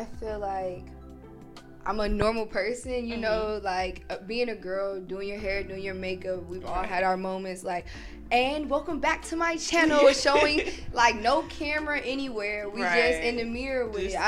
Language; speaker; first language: English; native; English